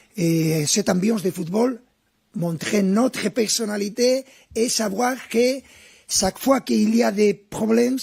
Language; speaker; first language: French; non-native, fluent; Spanish